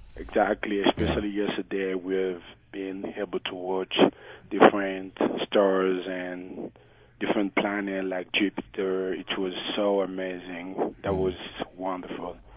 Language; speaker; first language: English; non-native, fluent; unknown